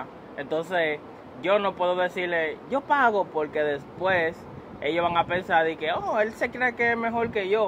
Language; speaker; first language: Spanish; native; Spanish